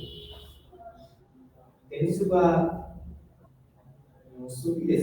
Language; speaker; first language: Japanese; non-native, learner; Bangla